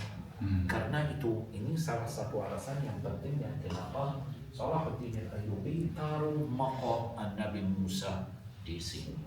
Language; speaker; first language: Indonesian; non-native, fluent; Arabic